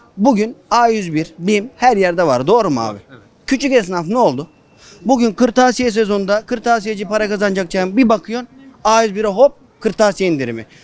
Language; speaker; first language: Turkish; native; Turkish